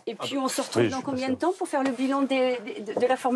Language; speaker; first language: French; native; French